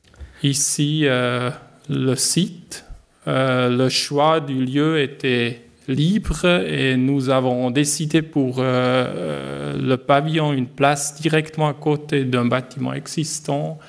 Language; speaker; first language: French; non-native, learner; German